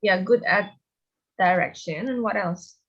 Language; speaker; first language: English; non-native, fluent; Indonesian